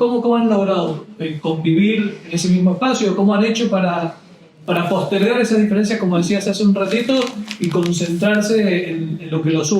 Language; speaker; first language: Spanish; native; Spanish